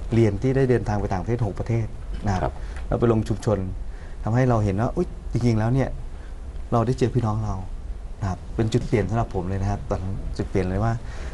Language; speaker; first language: Thai; non-native, local second language; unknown